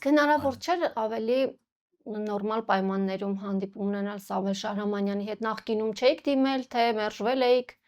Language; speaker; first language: Armenian; native; Armenian